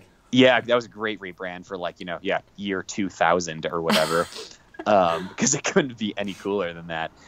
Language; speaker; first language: English; native; English